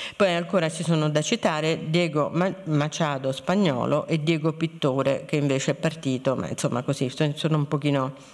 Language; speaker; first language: Italian; native; Italian